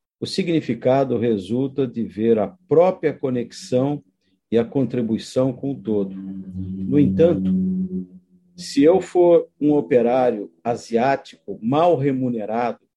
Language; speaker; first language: Portuguese; native; Portuguese